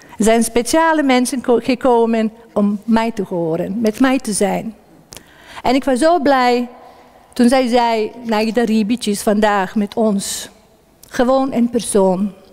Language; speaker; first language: Dutch; non-native, fluent; Bosnian